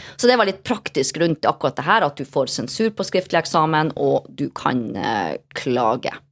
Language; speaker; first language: Norwegian; native; Norwegian